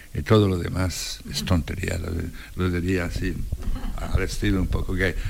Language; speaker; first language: Spanish; non-native, fluent; English